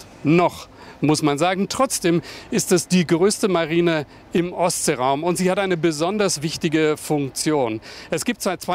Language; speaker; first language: German; native; German